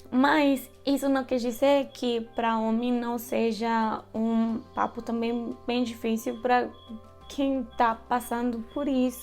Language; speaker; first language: Portuguese; non-native, fluent; Spanish